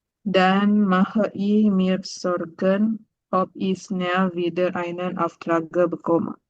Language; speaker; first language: German; non-native, learner; Indonesian